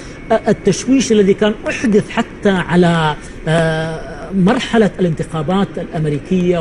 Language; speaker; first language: Arabic; native; Arabic